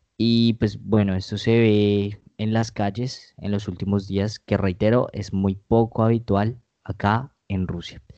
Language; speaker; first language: Spanish; native; Spanish